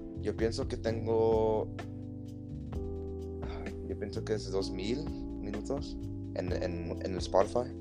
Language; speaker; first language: Spanish; early bilingual, heritage; Spanish